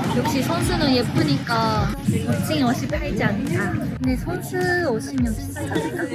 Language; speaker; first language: Korean; early bilingual, heritage; Japanese